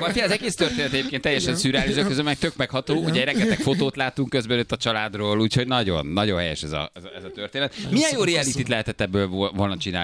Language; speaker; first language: Hungarian; native; Hungarian